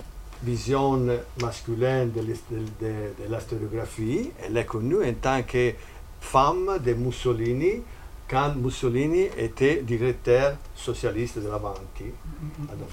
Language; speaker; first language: French; non-native, fluent; Italian